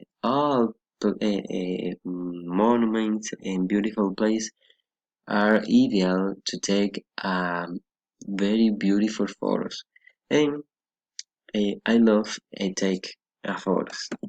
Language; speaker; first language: English; non-native, learner; Spanish